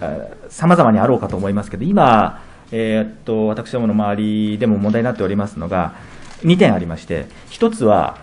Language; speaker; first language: Japanese; native; Japanese